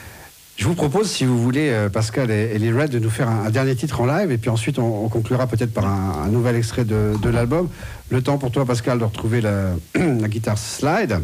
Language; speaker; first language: French; native; French